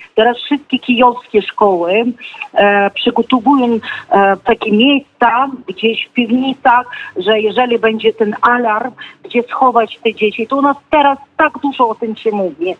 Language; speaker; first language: Polish; non-native, fluent; Ukrainian